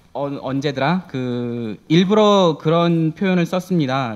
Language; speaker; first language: Korean; native; Korean